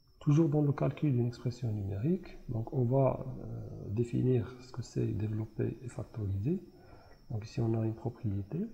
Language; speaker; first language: French; non-native, local second language; Arabic